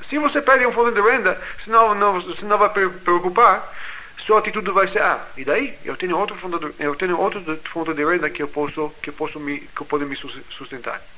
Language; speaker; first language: Portuguese; non-native, fluent; English